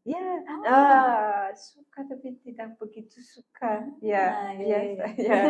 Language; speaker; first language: Indonesian; non-native, fluent; Malagasy